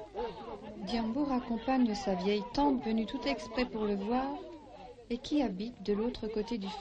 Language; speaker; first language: French; native; French